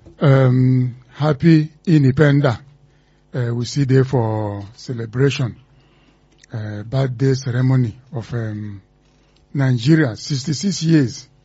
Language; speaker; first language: Nigerian Pidgin; non-native, local second language; Igbo